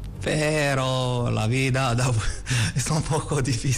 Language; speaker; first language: Spanish; non-native, learner; Arabic